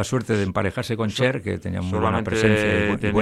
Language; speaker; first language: Spanish; native; Spanish